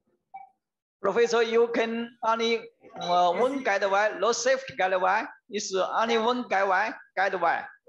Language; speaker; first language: English; non-native, learner; Chinese